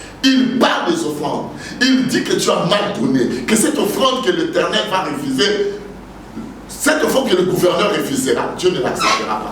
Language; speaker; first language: French; non-native, local second language; Lingala